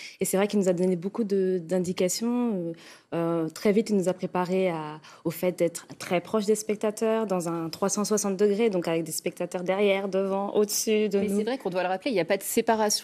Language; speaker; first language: French; native; French